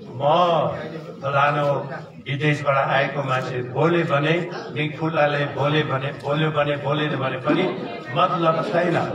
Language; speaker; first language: Nepali; non-native, fluent; Dutch